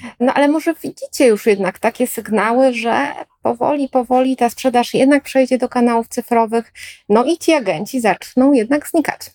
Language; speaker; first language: Polish; native; Polish